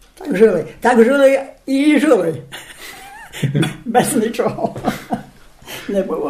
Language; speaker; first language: Polish; non-native, local second language; Rusyn